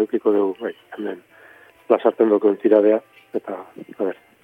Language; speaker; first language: Basque; native; Basque